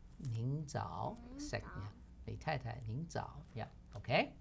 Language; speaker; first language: Chinese; non-native, fluent; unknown